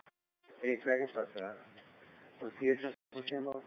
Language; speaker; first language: English; native; English